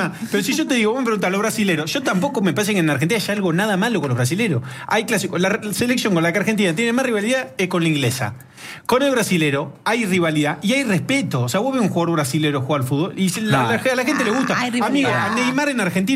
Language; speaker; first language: Spanish; native; Spanish